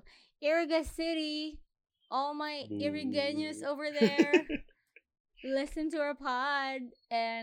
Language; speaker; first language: English; non-native, local second language; Filipino